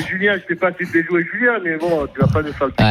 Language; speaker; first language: French; native; French